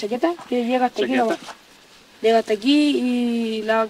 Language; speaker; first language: Spanish; native; Spanish